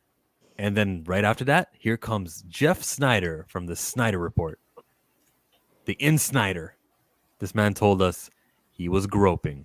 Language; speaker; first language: English; native; English